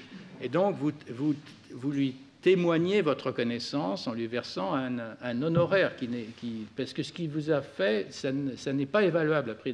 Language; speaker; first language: French; native; French